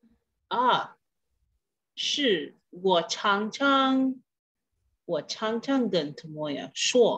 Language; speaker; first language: Chinese; non-native, learner; English